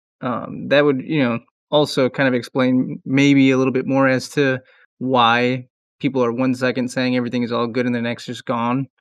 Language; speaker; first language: English; native; English